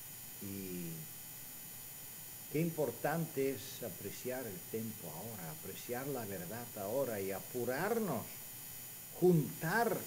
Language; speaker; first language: Spanish; non-native, fluent; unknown